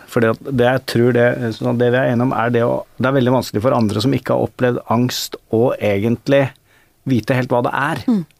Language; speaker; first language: Norwegian; native; Norwegian